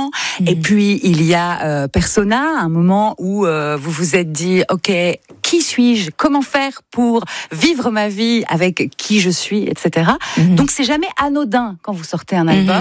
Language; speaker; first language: French; native; French